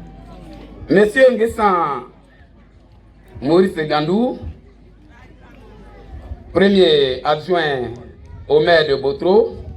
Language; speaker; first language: French; non-native, local second language; Baoulé